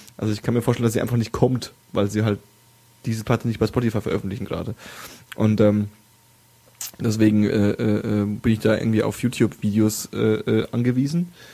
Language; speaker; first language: German; native; German